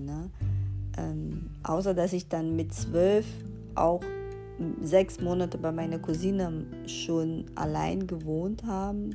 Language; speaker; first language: German; non-native, fluent; Portuguese